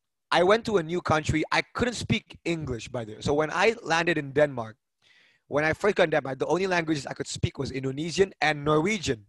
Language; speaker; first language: English; early bilingual, other home language; Indonesian